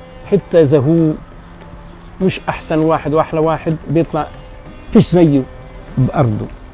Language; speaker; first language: Arabic; early bilingual, heritage; Arabic